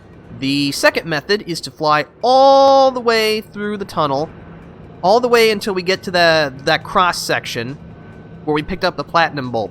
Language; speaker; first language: English; native; English